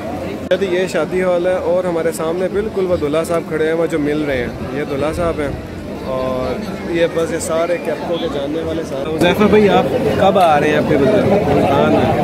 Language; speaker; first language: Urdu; non-native, local second language; Punjabi